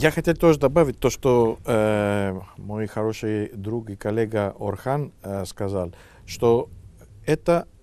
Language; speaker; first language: Russian; non-native, fluent; Greek